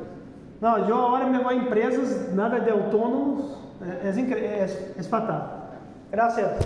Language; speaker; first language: Spanish; non-native, fluent; Portuguese